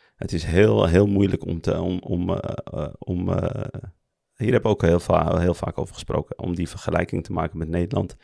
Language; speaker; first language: Dutch; early bilingual, other home language; Arabic